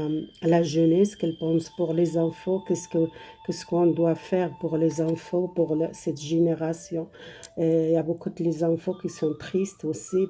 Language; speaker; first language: French; non-native, learner; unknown